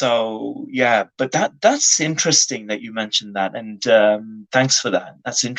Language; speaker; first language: English; native; English